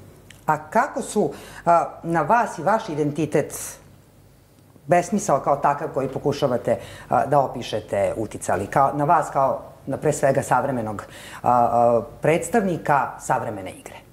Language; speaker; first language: Serbian; native; Serbian